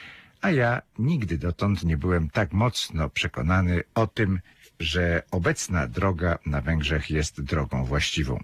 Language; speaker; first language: Polish; native; Polish